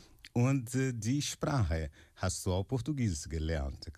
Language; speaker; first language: German; non-native, fluent; Portuguese